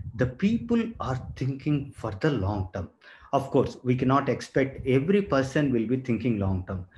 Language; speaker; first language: English; non-native, local second language; Telugu